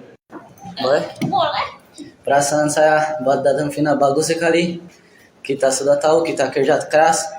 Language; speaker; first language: Indonesian; non-native, learner; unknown